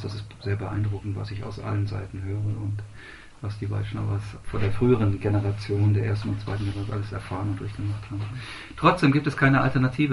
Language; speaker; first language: German; native; German